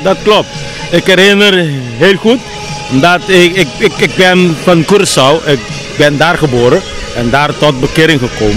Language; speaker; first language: Dutch; non-native, local second language; Papiamento